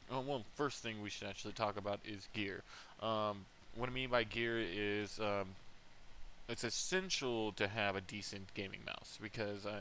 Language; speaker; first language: English; native; English